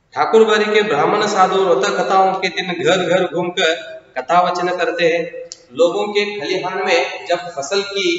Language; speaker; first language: Hindi; non-native, local second language; Kannada